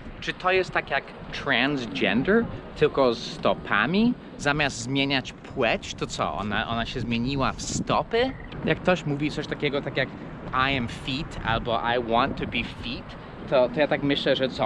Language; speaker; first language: Polish; non-native, fluent; English